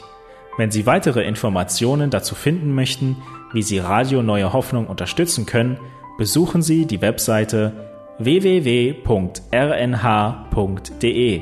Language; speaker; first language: German; native; German